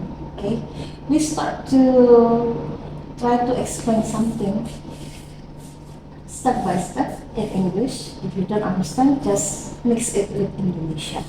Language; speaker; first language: English; non-native, fluent; Indonesian